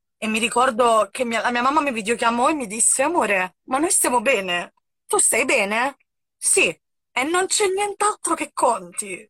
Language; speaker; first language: Italian; native; Italian